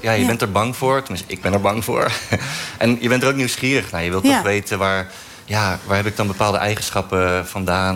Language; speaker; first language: Dutch; native; Dutch